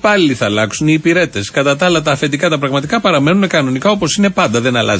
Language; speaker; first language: Greek; native; Greek